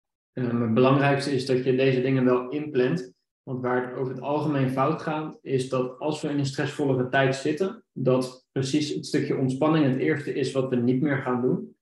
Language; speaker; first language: Dutch; native; Dutch